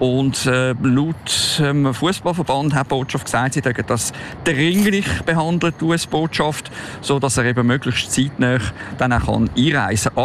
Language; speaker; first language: German; native; German